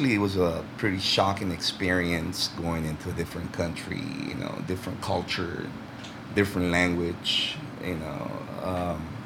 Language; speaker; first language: English; early bilingual, other home language; Spanish